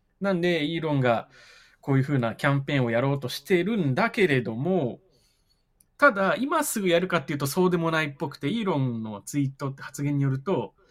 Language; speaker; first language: Japanese; native; Japanese